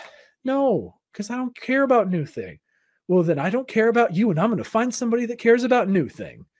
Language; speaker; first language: English; native; English